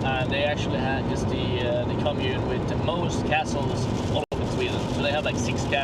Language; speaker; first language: English; non-native, learner; Swedish